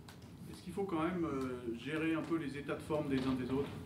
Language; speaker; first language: French; native; French